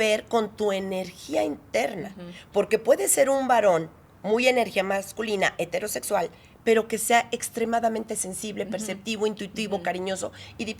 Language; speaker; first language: Spanish; native; Spanish